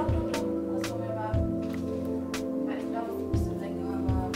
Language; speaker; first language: German; non-native, learner; Mongolian